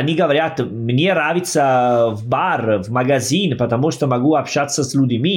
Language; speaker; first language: Russian; non-native, fluent; Italian